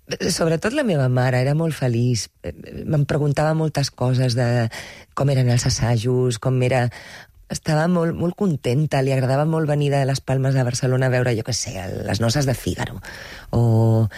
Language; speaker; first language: Catalan; non-native, local second language; Spanish